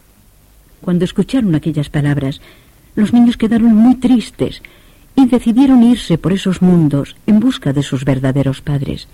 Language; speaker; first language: Spanish; native; Spanish